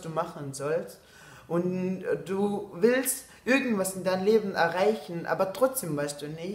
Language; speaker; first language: German; non-native, learner; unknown